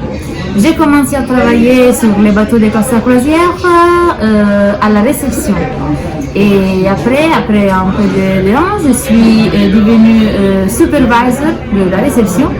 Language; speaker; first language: French; non-native, fluent; Italian